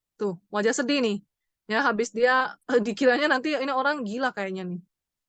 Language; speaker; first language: Indonesian; native; Indonesian